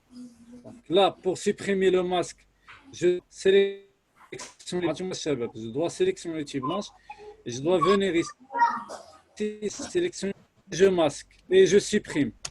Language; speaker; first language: French; non-native, local second language; Arabic